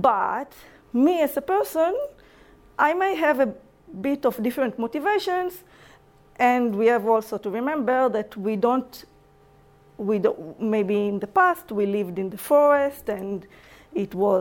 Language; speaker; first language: English; non-native, fluent; Hebrew